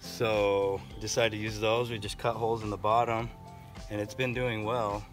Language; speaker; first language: English; native; English